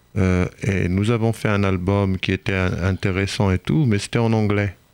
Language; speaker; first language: French; non-native, fluent; Hebrew